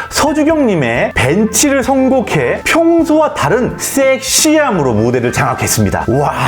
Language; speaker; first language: Korean; native; Korean